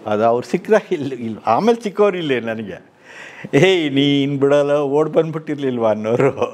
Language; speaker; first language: Kannada; native; Kannada